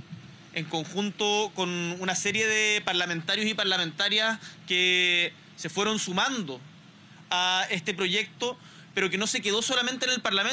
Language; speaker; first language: Spanish; native; Spanish